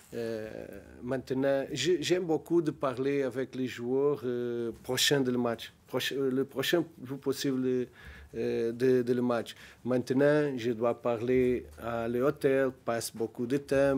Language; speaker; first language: French; non-native, learner; Portuguese